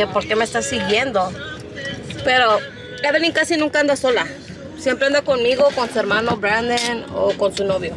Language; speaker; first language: Spanish; early bilingual, heritage; Spanish